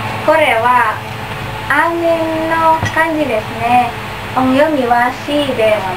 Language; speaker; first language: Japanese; non-native, learner; Indonesian